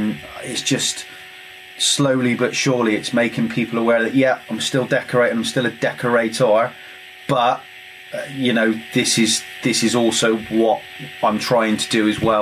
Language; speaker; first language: English; native; English